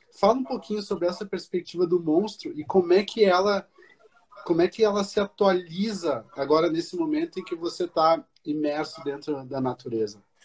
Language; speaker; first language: Portuguese; native; Portuguese